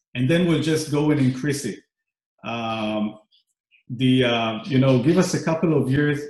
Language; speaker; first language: English; non-native, fluent; Hebrew